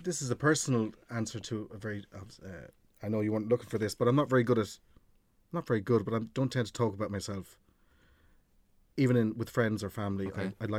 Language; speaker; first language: English; native; English